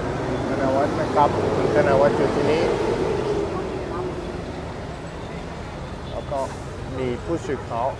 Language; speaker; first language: Thai; non-native, fluent; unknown